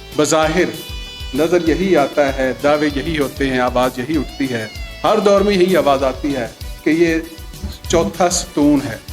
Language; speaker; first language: Urdu; non-native, local second language; Punjabi